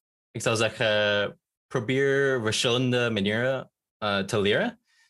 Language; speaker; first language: Dutch; non-native, fluent; English